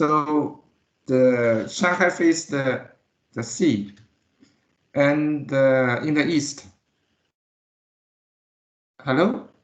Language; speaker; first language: English; non-native, learner; Chinese